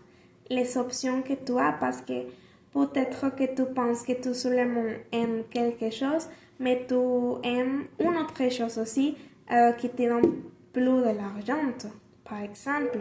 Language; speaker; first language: French; non-native, learner; Spanish